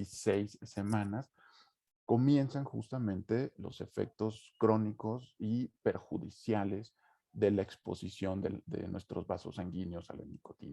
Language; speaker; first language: Spanish; native; Spanish